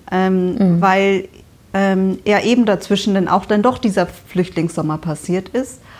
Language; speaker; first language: German; early bilingual, other home language; Vietnamese